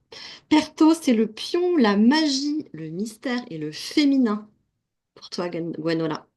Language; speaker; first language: French; native; French